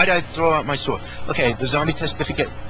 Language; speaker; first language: English; native; English